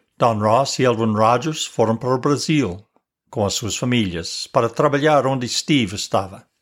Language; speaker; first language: Portuguese; non-native, fluent; English